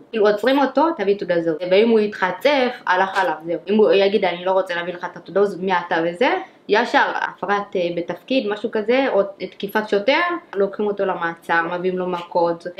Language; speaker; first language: Hebrew; early bilingual, other home language; Amharic